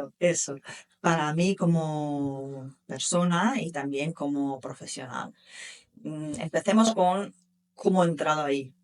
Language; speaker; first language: Spanish; non-native, fluent; Italian